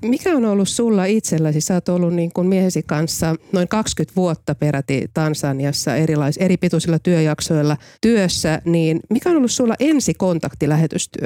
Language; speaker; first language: Finnish; native; Finnish